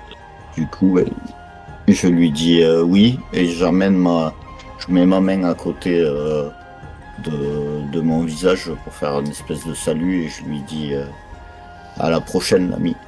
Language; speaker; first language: French; native; French